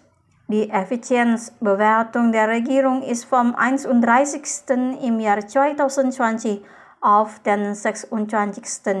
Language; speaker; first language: German; non-native, fluent; Indonesian